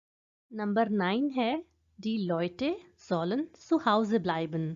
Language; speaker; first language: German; non-native, fluent; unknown